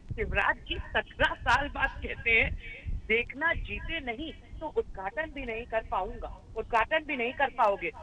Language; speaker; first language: Hindi; native; Hindi